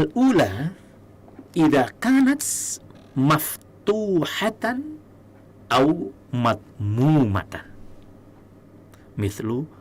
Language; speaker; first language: Arabic; non-native, fluent; Indonesian